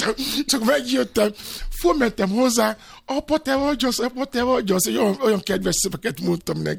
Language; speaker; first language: Hungarian; non-native, fluent; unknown